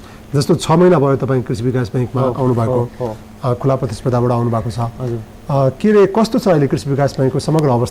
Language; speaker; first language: Nepali; native; Nepali